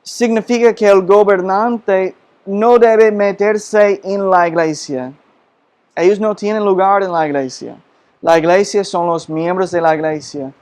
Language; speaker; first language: Spanish; non-native, fluent; English